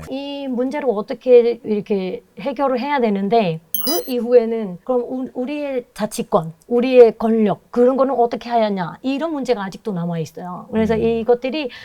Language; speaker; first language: Korean; non-native, fluent; Burmese